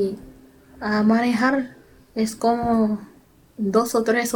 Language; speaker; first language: Spanish; non-native, learner; English